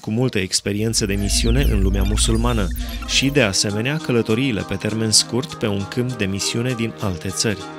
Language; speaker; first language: Romanian; native; Romanian